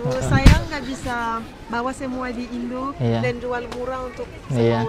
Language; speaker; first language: Indonesian; non-native, learner; Arabic